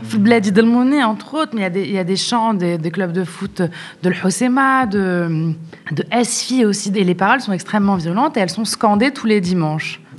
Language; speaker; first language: French; non-native, local second language; Arabic